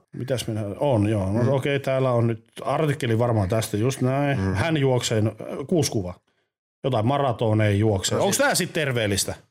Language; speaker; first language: Finnish; native; Finnish